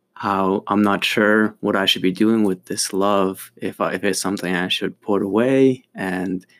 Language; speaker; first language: English; early bilingual, other home language; Ukrainian